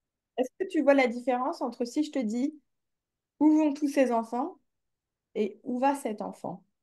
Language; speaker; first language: French; native; French